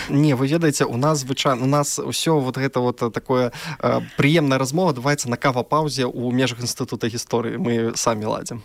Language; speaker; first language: Belarusian; non-native, local second language; Russian